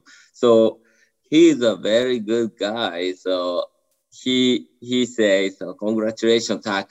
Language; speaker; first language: English; non-native, learner; Japanese